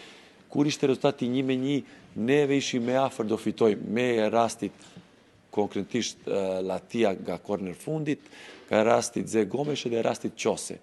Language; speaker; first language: Albanian; non-native, learner; Serbian